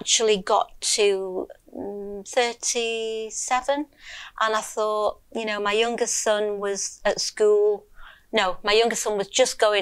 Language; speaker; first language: English; native; English